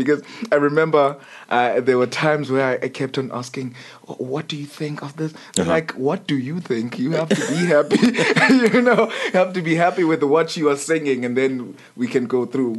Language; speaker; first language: English; non-native, local second language; Xhosa